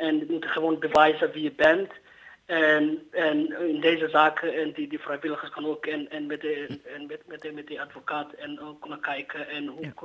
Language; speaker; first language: Dutch; non-native, learner; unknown